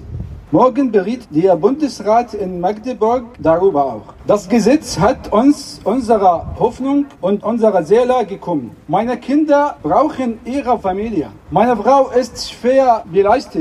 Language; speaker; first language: German; non-native, learner; Arabic